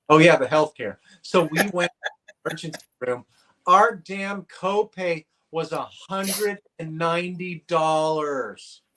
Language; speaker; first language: English; native; English